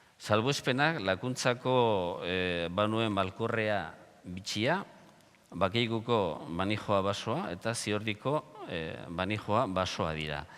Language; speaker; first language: Basque; non-native, local second language; Spanish